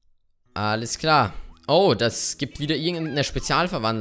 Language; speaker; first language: German; native; German